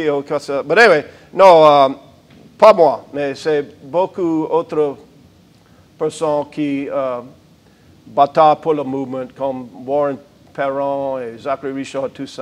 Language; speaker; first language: French; non-native, local second language; English